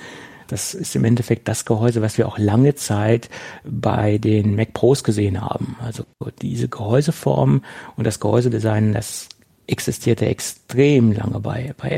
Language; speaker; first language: German; native; German